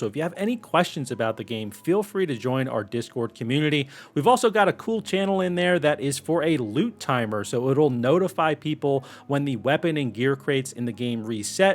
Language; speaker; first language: English; native; English